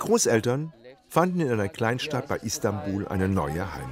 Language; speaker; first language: German; native; German